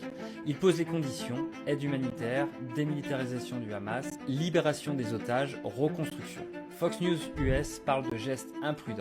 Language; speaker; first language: French; native; French